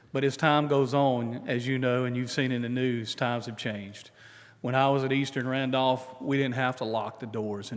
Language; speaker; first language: English; native; English